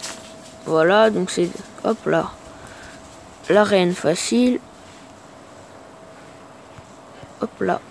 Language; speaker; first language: French; native; French